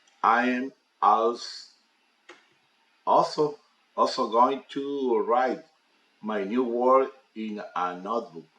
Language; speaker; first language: English; non-native, learner; Spanish